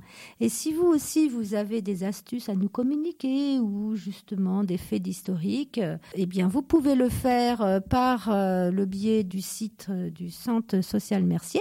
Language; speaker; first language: French; native; French